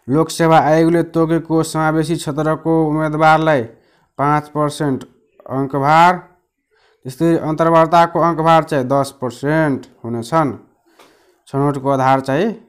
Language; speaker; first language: Nepali; non-native, local second language; Maithili